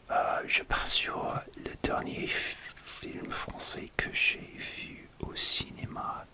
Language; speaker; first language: French; non-native, learner; English